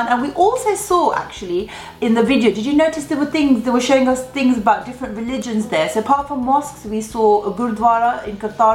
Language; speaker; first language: English; early bilingual, other home language; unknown